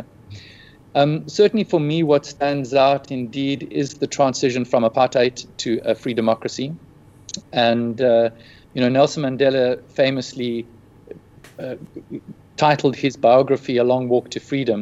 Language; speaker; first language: English; native; English